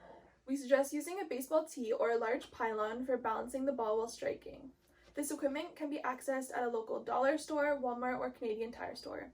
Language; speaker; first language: English; native; English